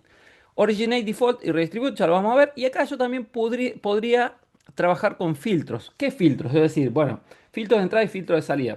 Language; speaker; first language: Spanish; native; Spanish